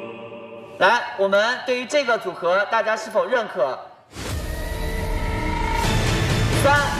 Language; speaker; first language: Chinese; native; Chinese